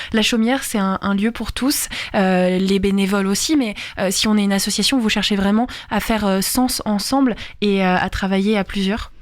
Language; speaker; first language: French; native; French